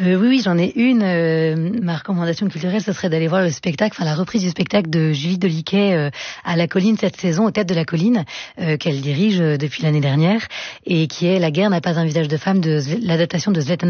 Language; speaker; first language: French; native; French